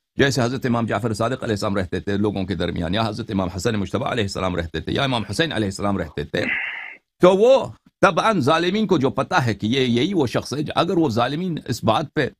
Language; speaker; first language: Urdu; non-native, fluent; Persian